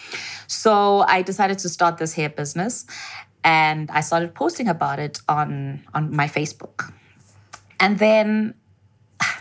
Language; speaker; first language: English; non-native, local second language; Zulu